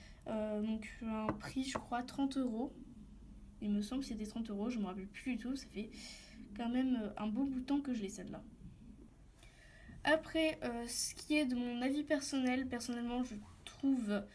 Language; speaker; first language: French; native; French